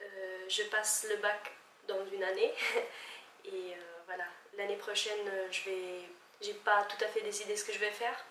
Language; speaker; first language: French; non-native, fluent; Albanian